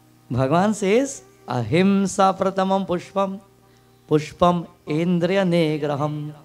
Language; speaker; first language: English; native; English